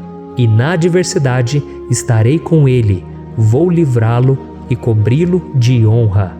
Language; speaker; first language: Portuguese; native; Portuguese